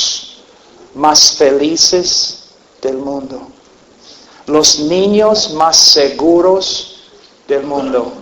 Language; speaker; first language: Spanish; non-native, fluent; English